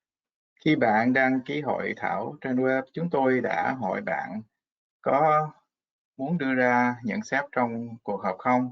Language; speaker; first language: Vietnamese; non-native, fluent; English